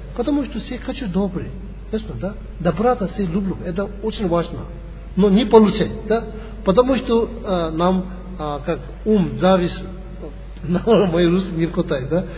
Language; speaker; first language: Russian; non-native, learner; Tibetan